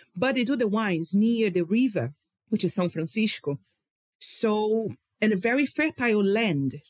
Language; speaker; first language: English; non-native, fluent; Portuguese